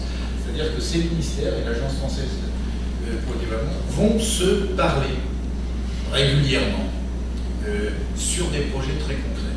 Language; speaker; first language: French; native; French